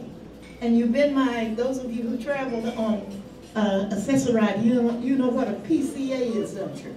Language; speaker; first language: English; native; English